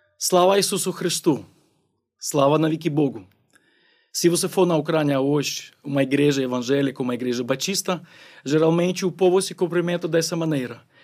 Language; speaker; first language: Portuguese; non-native, fluent; Ukrainian